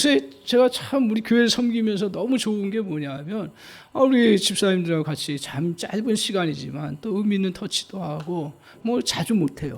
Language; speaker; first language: Korean; native; Korean